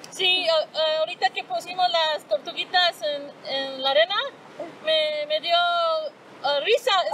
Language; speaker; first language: Spanish; early bilingual, other home language; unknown